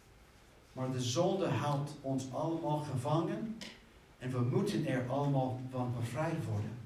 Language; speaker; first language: Dutch; non-native, fluent; English